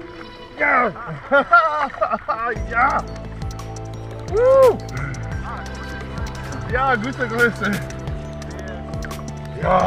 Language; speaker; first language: German; non-native, learner; French